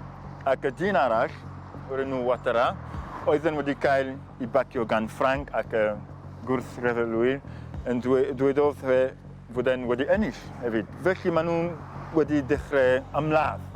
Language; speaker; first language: Welsh; non-native, fluent; French